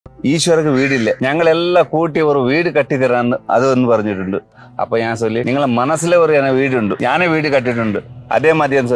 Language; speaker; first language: Malayalam; non-native, learner; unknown